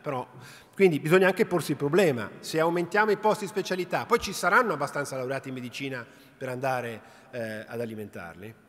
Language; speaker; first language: Italian; native; Italian